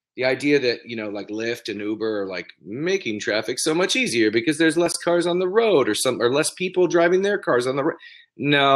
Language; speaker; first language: English; native; English